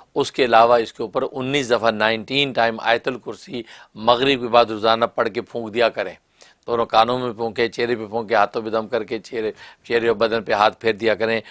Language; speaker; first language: Urdu; native; Urdu